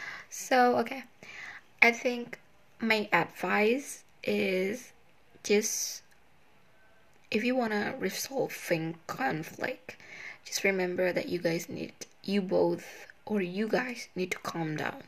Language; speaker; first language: English; non-native, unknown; Indonesian